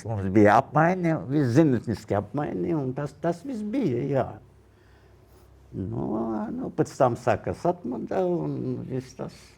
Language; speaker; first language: Latvian; non-native, local second language; Russian